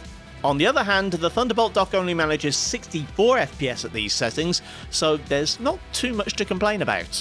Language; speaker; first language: English; native; English